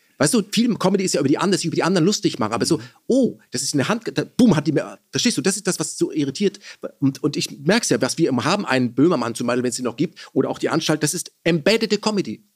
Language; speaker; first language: German; early bilingual, other home language; Persian